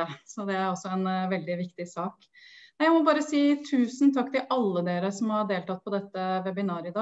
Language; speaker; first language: Norwegian; native; Norwegian